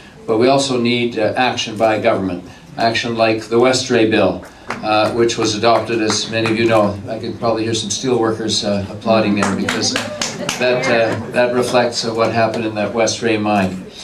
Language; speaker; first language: English; native; English